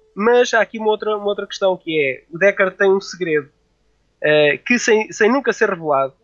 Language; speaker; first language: Portuguese; native; Portuguese